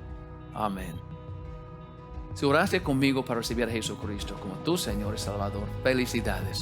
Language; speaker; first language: Spanish; non-native, learner; English